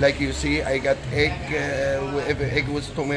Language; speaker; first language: English; non-native, learner; Arabic